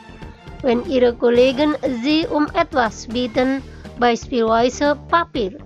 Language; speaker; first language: German; non-native, fluent; Indonesian